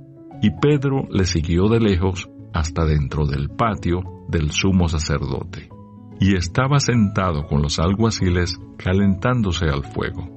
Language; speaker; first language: Spanish; native; Spanish